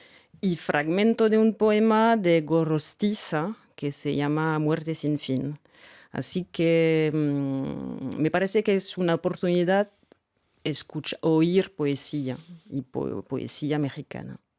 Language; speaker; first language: Spanish; non-native, fluent; French